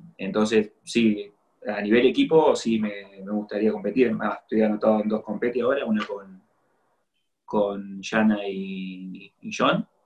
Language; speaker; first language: Spanish; native; Spanish